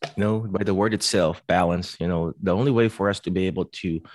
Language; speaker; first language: English; non-native, local second language; Filipino